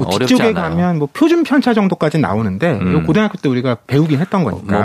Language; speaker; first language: Korean; native; Korean